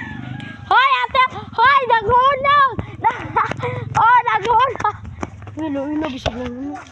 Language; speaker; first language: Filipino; non-native, local second language; Cebuano